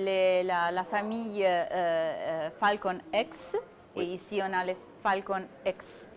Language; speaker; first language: French; non-native, fluent; Italian